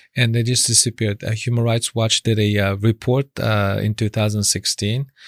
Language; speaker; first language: English; non-native, fluent; Chinese